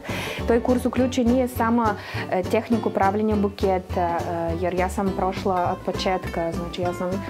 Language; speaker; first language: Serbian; non-native, fluent; Russian